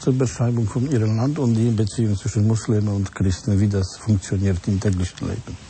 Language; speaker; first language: German; non-native, fluent; Polish